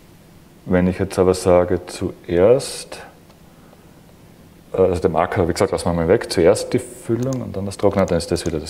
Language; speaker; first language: German; native; German